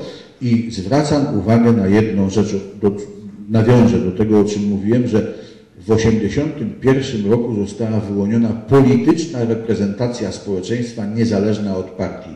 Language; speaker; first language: Polish; native; Polish